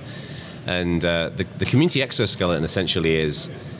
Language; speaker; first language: English; native; English